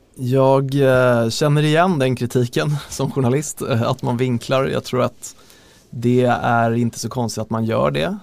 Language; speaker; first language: Swedish; native; Swedish